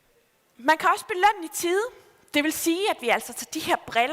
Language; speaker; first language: Danish; native; Danish